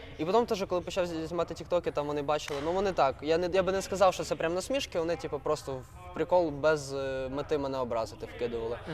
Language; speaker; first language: Ukrainian; native; Ukrainian